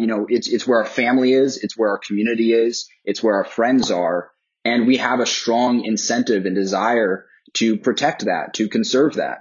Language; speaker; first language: English; native; English